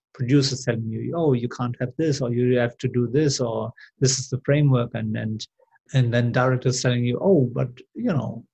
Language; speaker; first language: English; non-native, fluent; German